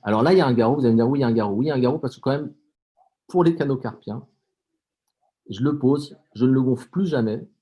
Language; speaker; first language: French; native; French